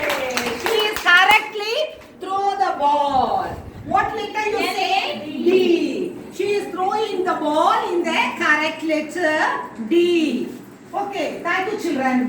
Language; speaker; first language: English; non-native, local second language; Tamil